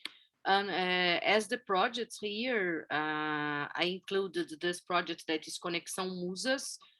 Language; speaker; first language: English; non-native, fluent; Portuguese